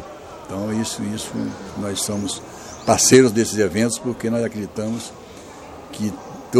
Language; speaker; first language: Portuguese; native; Portuguese